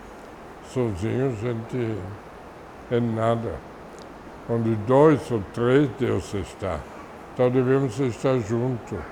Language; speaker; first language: Portuguese; non-native, fluent; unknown